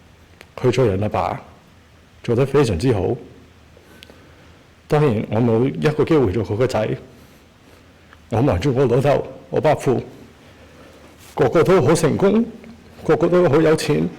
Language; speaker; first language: Cantonese; early bilingual, heritage; Cantonese